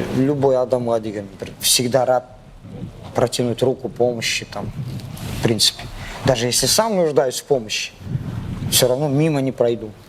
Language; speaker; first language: Russian; non-native, local second language; Kazakh